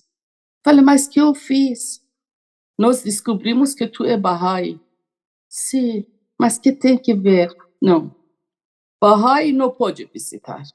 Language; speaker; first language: Portuguese; non-native, learner; Persian